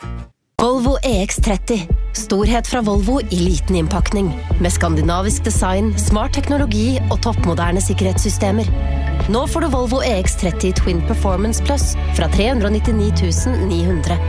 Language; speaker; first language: Norwegian; native; Norwegian